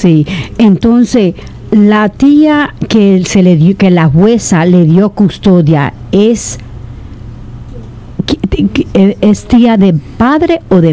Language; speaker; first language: Spanish; native; Spanish